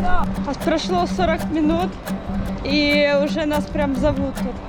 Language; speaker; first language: Russian; native; Russian